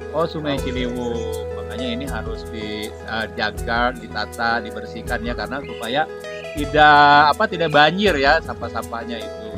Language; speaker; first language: Indonesian; native; Indonesian